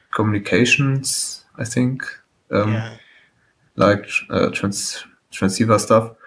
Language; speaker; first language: English; non-native, fluent; German